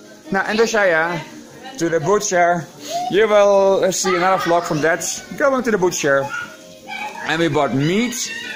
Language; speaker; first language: English; non-native, fluent; Dutch